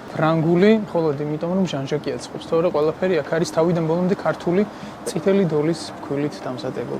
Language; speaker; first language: Georgian; native; Georgian